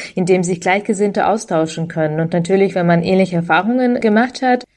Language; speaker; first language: German; early bilingual, other home language; Ukrainian